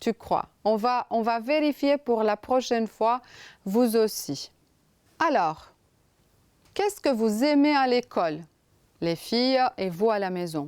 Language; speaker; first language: French; non-native, fluent; Romanian